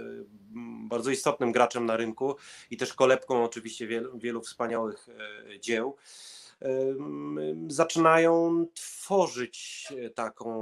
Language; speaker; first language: Polish; early bilingual, heritage; Polish